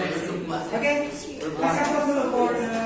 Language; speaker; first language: English; non-native, local second language; Indonesian